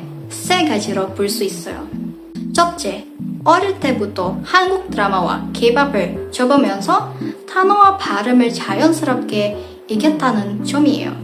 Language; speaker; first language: Korean; non-native, fluent; Indonesian